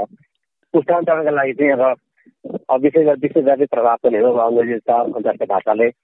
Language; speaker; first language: Nepali; native; Nepali